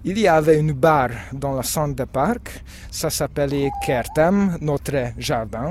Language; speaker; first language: French; non-native, fluent; Hungarian